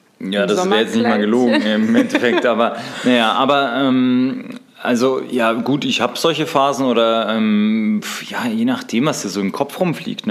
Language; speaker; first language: German; native; German